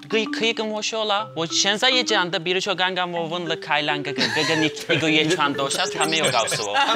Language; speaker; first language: Chinese; non-native, fluent; Turkish